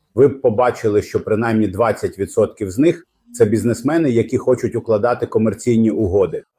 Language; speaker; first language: Ukrainian; non-native, fluent; Arabic